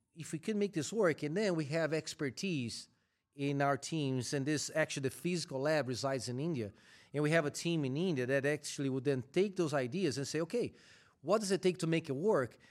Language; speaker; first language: English; non-native, fluent; Portuguese